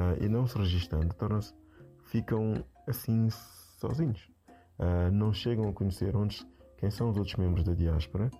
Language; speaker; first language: Portuguese; native; Portuguese